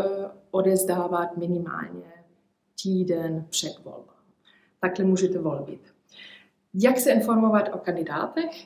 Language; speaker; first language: Czech; early bilingual, heritage; Czech